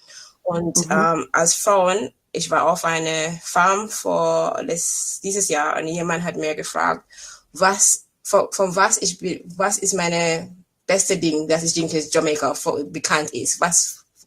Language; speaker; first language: German; non-native, fluent; English